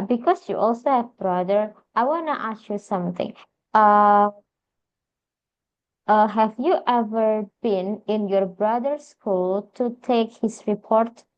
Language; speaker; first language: English; non-native, fluent; Indonesian